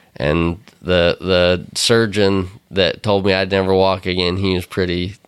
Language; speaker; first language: English; native; English